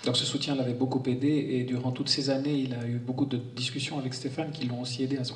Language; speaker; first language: French; native; French